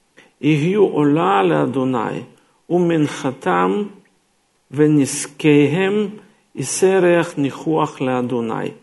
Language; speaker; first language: Hebrew; non-native, fluent; Russian